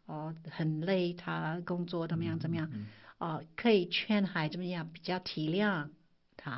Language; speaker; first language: Chinese; non-native, fluent; English